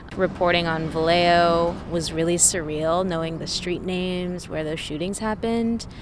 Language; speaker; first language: English; native; English